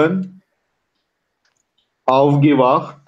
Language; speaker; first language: German; non-native, learner; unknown